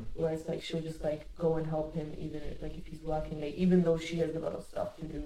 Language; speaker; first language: English; early bilingual, other home language; Hungarian